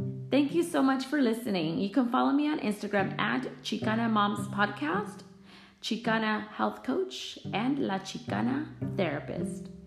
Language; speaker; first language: English; early bilingual, other home language; Spanish